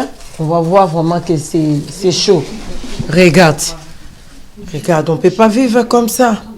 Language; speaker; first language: French; non-native, learner; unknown